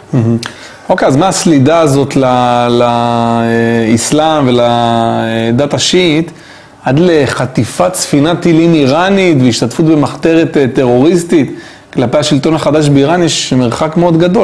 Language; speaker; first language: Hebrew; native; Hebrew